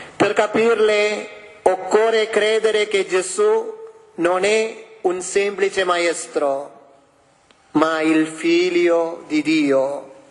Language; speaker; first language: Italian; non-native, fluent; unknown